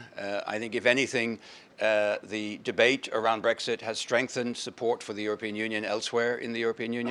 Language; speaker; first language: English; native; English